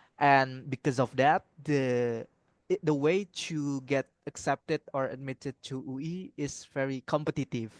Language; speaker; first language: English; non-native, learner; Indonesian